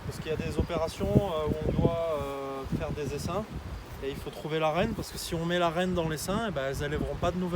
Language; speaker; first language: French; native; French